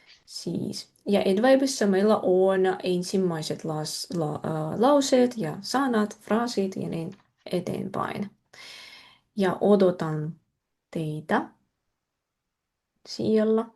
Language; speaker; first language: Finnish; non-native, fluent; Russian